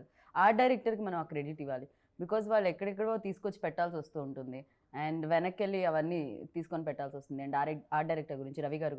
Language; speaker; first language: Telugu; native; Telugu